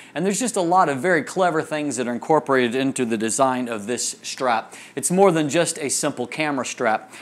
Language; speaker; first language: English; native; English